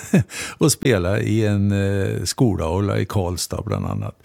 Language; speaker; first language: Swedish; native; Swedish